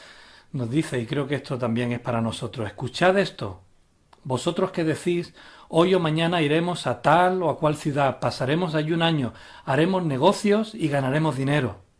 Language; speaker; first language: Spanish; native; Spanish